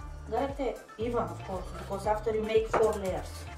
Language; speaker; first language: English; non-native, fluent; Bulgarian